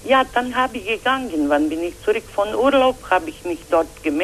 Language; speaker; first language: German; non-native, fluent; Croatian